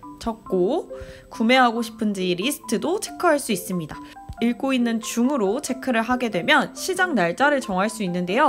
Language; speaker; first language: Korean; native; Korean